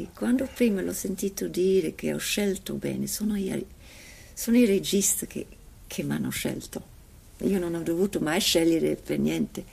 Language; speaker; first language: Italian; non-native, fluent; English